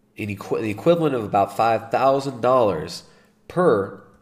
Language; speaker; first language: English; native; English